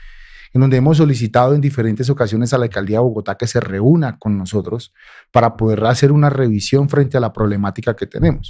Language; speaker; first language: Spanish; native; Spanish